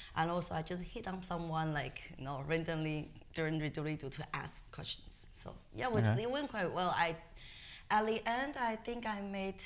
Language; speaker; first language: English; non-native, fluent; Chinese